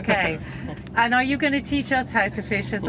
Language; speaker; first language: English; native; English